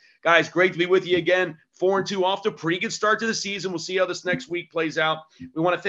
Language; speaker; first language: English; native; English